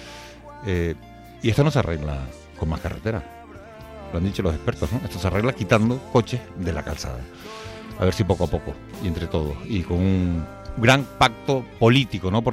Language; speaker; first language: Spanish; native; Spanish